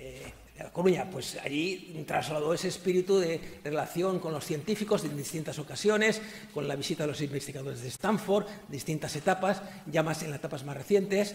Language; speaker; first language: Spanish; native; Spanish